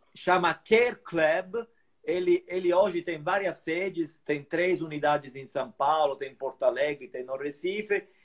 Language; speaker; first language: Portuguese; non-native, fluent; Italian